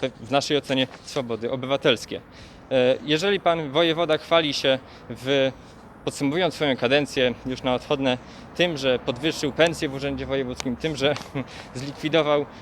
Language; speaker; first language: Polish; native; Polish